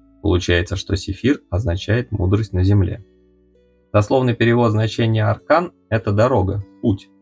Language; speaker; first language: Russian; native; Russian